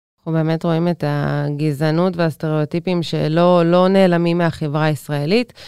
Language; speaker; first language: Hebrew; native; Hebrew